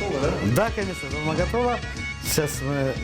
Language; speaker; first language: Russian; non-native, learner; Azerbaijani